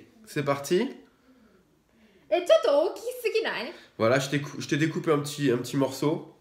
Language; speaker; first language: French; native; French